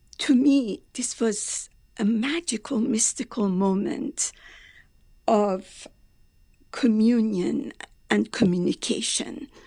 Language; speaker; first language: English; non-native, fluent; Persian